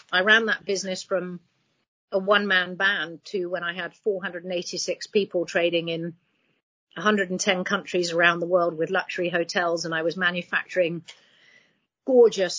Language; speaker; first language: English; native; English